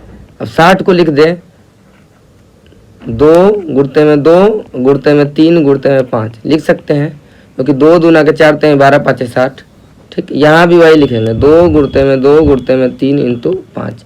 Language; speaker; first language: Hindi; native; Hindi